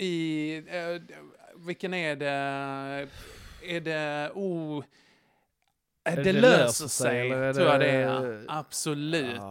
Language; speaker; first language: Swedish; native; Swedish